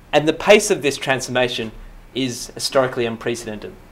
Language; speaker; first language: English; native; English